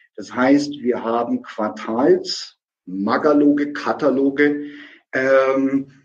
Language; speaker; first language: German; native; German